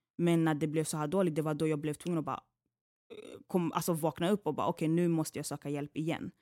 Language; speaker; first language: Swedish; early bilingual, other home language; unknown